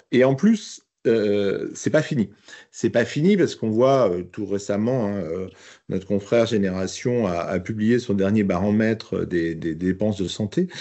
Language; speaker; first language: French; native; French